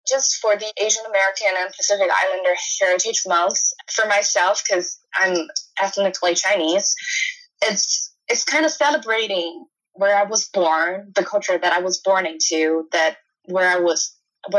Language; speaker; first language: English; non-native, fluent; Chinese